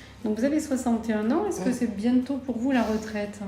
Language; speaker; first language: French; native; French